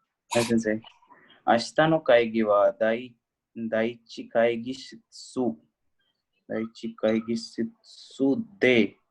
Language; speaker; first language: Japanese; non-native, learner; Hindi